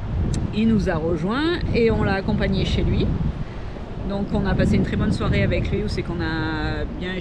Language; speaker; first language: French; native; French